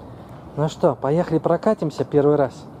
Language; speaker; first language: Russian; native; Russian